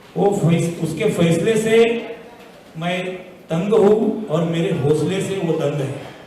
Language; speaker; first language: Hindi; non-native, local second language; Marathi